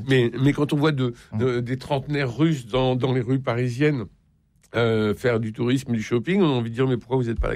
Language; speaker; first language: French; native; French